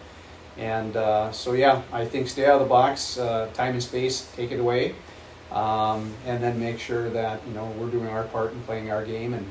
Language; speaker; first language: English; native; English